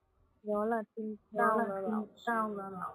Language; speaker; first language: Chinese; non-native, learner; Indonesian